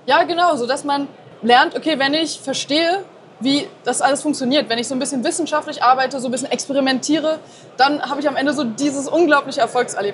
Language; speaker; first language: German; native; German